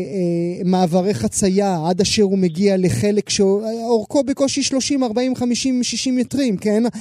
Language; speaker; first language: Hebrew; native; Hebrew